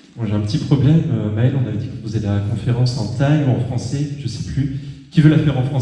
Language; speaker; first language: French; native; French